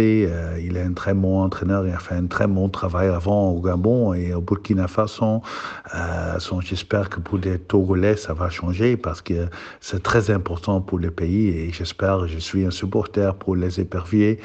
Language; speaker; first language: French; non-native, fluent; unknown